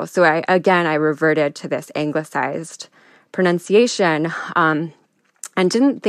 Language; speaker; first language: English; early bilingual, other home language; Spanish